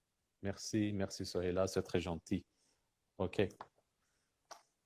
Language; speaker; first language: French; non-native, fluent; Persian